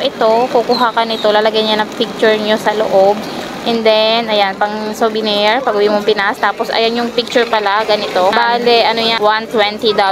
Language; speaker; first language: Filipino; native; Filipino